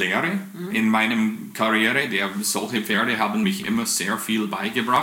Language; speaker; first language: German; non-native, fluent; English